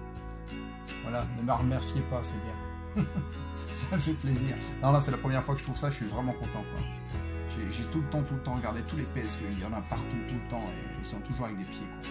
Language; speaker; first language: French; native; French